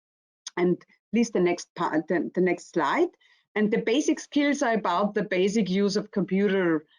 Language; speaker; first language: English; non-native, fluent; German